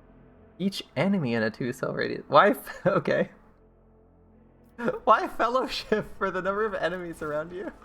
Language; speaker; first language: English; native; English